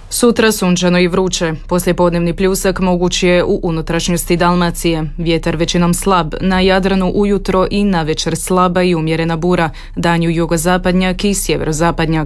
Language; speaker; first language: Serbian; native; Serbian